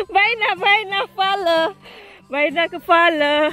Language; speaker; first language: Dutch; non-native, learner; Indonesian